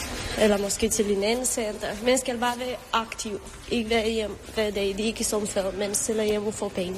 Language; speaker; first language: Danish; early bilingual, other home language; Romanian